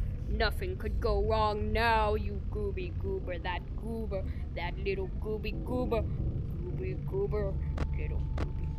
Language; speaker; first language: English; native; English